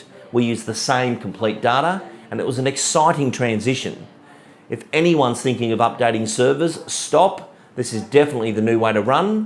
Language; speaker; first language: English; native; English